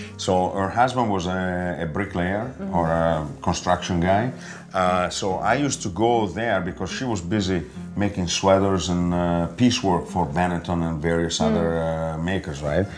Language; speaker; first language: English; non-native, fluent; Italian